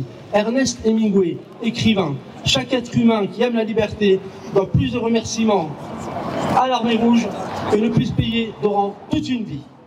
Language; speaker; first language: French; native; French